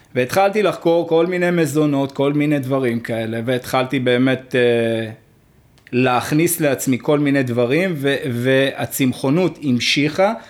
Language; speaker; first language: Hebrew; early bilingual, other home language; Arabic